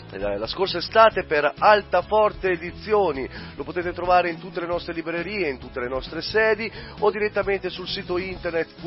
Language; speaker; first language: Italian; native; Italian